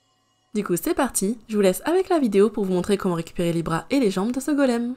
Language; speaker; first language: French; native; French